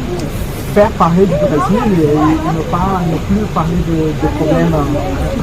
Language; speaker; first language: French; non-native, fluent; Portuguese